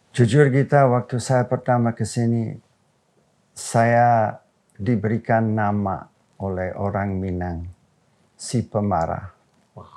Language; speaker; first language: Indonesian; non-native, fluent; English